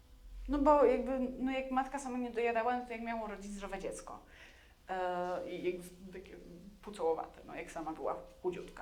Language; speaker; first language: Polish; native; Polish